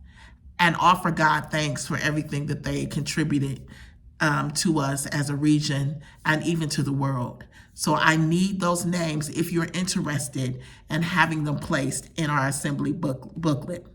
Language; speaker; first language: English; native; English